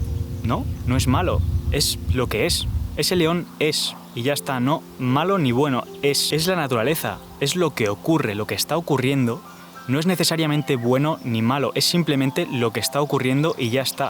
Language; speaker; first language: Spanish; native; Spanish